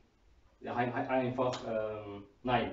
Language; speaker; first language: German; non-native, learner; Turkish